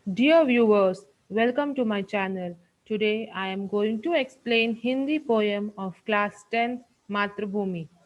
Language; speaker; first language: English; non-native, local second language; Hindi